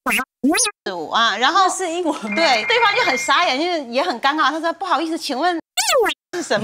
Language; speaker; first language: Chinese; native; Chinese